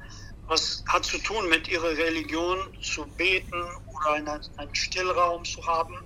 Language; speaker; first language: German; non-native, learner; Portuguese